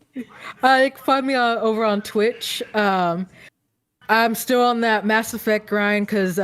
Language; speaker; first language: English; native; English